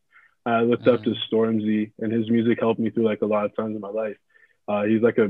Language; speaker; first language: English; non-native, local second language; Yoruba